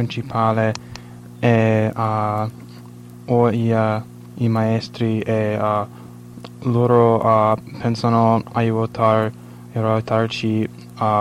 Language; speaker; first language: Italian; non-native, learner; English